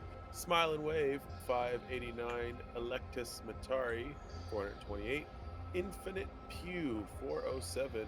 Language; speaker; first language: English; native; English